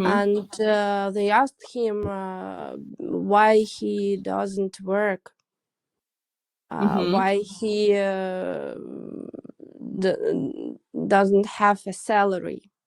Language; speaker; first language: English; non-native, learner; Russian